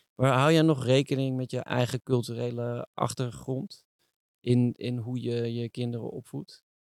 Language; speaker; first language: Dutch; native; Dutch